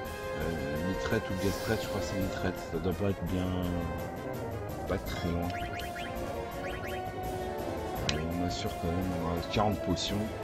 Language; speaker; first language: French; native; French